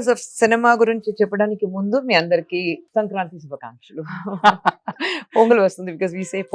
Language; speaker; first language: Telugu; non-native, fluent; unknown